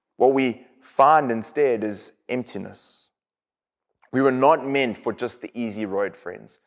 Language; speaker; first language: English; native; English